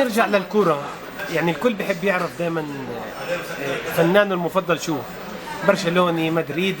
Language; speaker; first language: Arabic; native; Arabic